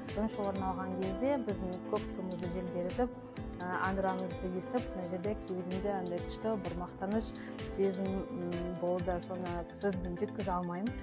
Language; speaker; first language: Kazakh; non-native, local second language; Russian